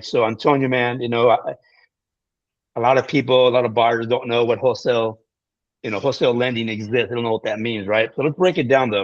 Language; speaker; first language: English; native; English